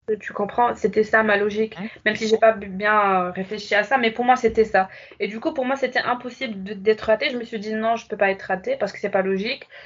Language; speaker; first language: French; non-native, local second language; Arabic